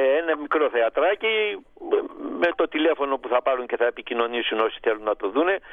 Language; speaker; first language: Greek; native; Greek